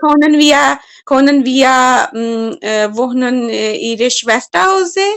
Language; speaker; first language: German; non-native, learner; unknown